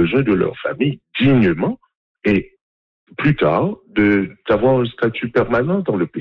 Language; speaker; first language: French; non-native, local second language; Haitian Creole